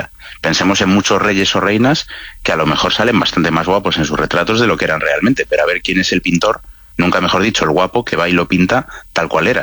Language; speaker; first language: Spanish; native; Spanish